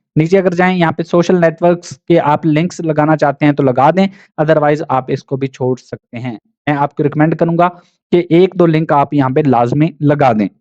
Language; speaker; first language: Urdu; non-native, local second language; Punjabi